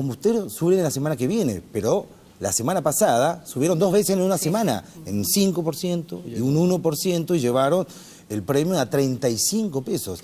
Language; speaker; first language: Spanish; native; Spanish